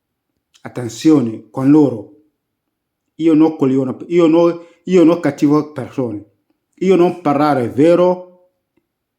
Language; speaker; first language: Italian; non-native, learner; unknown